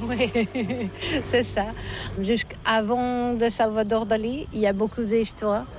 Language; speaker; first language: French; non-native, fluent; Catalan